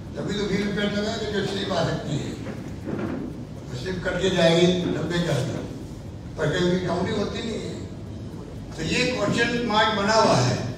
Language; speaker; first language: Hindi; native; Hindi